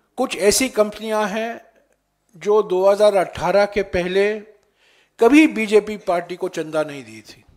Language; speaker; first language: Hindi; native; Hindi